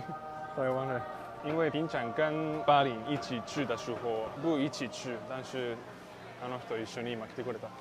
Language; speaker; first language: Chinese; non-native, learner; Japanese